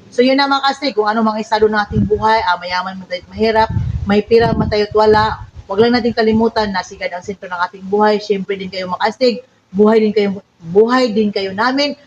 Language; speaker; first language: Filipino; non-native, local second language; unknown